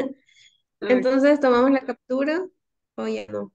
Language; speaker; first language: Spanish; native; Spanish